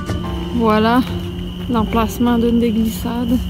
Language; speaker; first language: French; native; French